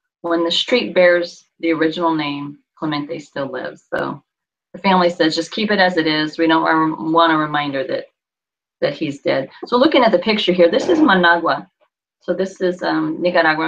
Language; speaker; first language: English; native; English